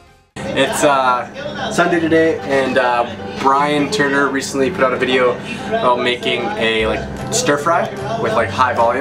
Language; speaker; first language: English; native; English